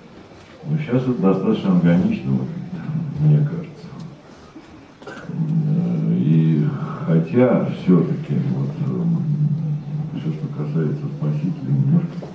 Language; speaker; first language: Russian; native; Russian